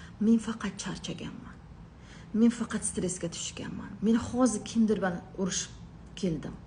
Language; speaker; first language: Uzbek; non-native, local second language; Russian